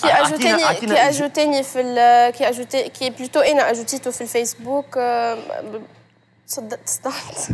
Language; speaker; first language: Arabic; native; Arabic